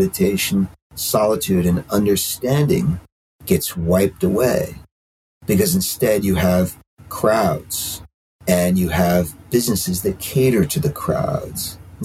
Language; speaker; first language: English; native; English